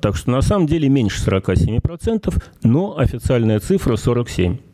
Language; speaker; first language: Russian; native; Russian